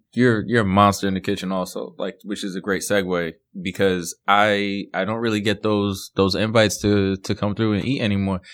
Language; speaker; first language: English; early bilingual, other home language; Haitian Creole